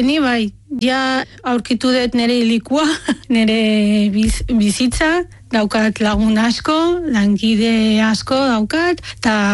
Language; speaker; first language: Basque; non-native, fluent; Arabic